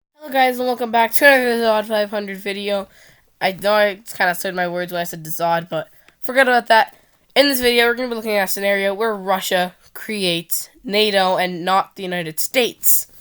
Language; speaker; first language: English; non-native, fluent; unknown